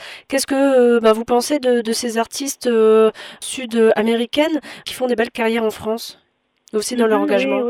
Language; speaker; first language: French; native; French